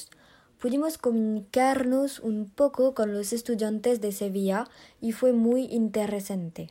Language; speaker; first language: Spanish; non-native, learner; French